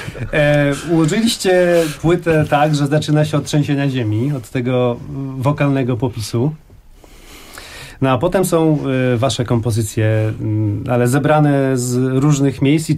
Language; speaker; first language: Polish; native; Polish